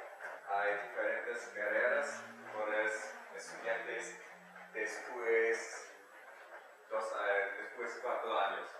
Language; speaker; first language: Spanish; non-native, learner; German